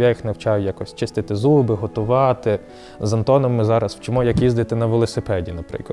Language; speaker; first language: Ukrainian; native; Ukrainian